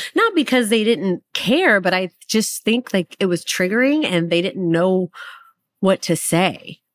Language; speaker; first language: English; native; English